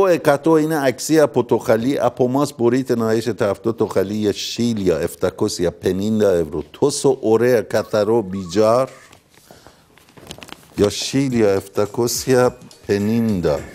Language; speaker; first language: Greek; non-native, learner; Persian